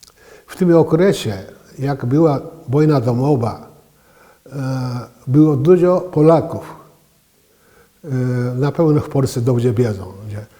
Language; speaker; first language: Polish; non-native, fluent; Japanese